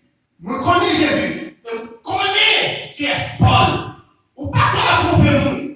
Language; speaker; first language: French; non-native, local second language; Haitian Creole